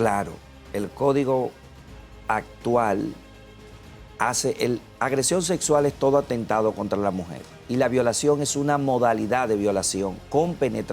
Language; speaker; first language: Spanish; native; Spanish